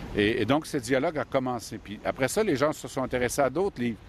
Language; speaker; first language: French; native; French